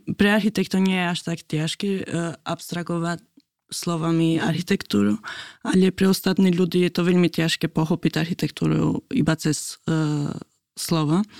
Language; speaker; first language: Slovak; non-native, fluent; Albanian